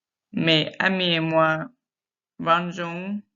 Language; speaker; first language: French; non-native, fluent; English